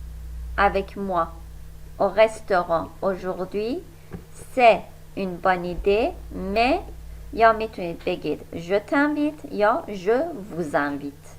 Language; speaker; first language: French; non-native, fluent; Persian